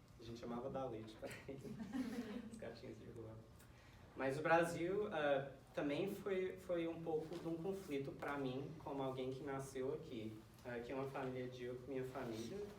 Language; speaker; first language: Portuguese; early bilingual, heritage; Portuguese